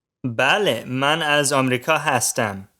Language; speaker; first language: Persian; non-native, learner; English